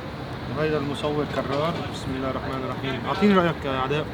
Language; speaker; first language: Arabic; native; Arabic